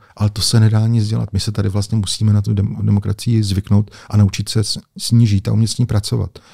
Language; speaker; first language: Czech; native; Czech